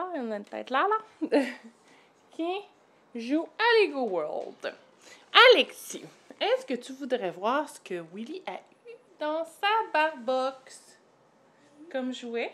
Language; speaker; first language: French; native; French